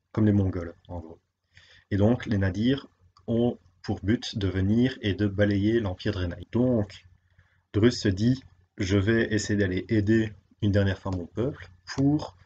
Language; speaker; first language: French; native; French